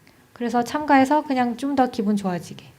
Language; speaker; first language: Korean; native; Korean